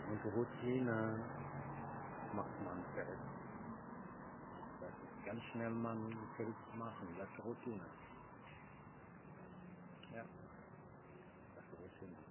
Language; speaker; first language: German; non-native, learner; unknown